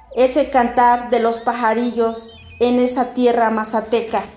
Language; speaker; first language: Spanish; non-native, local second language; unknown